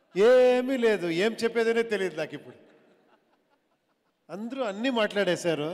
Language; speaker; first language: Telugu; non-native, local second language; Kannada